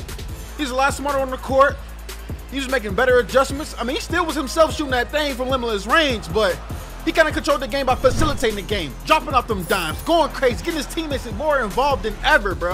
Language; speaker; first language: English; native; English